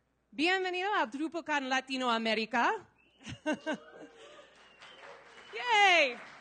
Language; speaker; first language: Spanish; non-native, learner; English